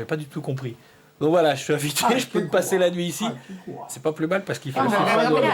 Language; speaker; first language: French; native; French